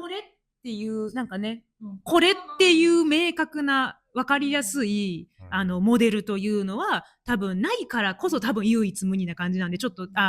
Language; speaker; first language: Japanese; native; Japanese